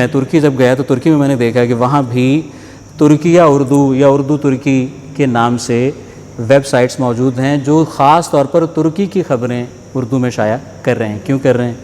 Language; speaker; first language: Urdu; non-native, local second language; Punjabi